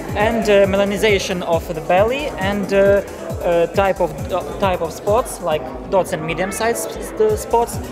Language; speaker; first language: English; non-native, fluent; Ukrainian